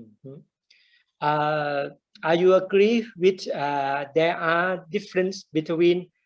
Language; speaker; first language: English; non-native, learner; Thai